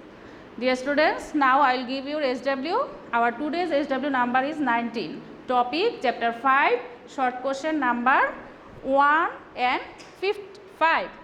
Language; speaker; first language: English; non-native, local second language; Bangla